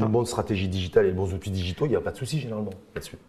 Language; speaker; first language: French; non-native, local second language; Arabic